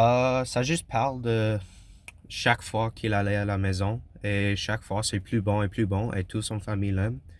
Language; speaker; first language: French; non-native, learner; English